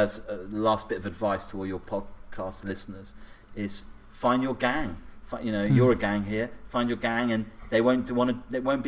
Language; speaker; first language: English; native; English